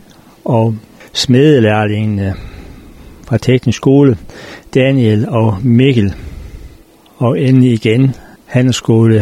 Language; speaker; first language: Danish; native; Danish